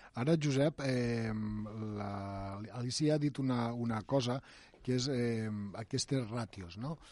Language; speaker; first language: Catalan; native; Catalan